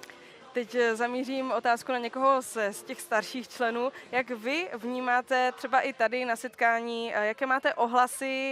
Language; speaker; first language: Czech; native; Czech